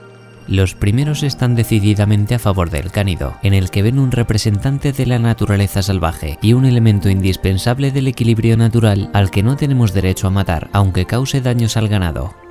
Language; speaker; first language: Spanish; native; Spanish